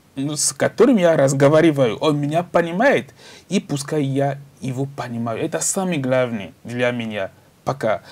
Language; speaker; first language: Russian; non-native, learner; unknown